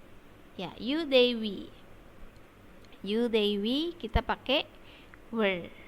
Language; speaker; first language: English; non-native, learner; Indonesian